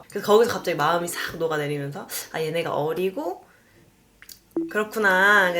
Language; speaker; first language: Korean; native; Korean